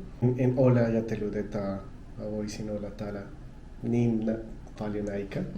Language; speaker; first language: Finnish; non-native, learner; Spanish